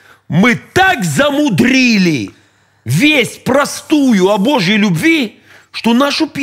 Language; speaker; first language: Russian; native; Russian